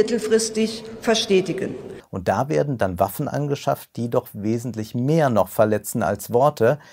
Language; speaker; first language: German; native; German